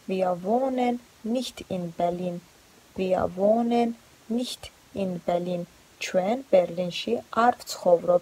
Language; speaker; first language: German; non-native, fluent; Georgian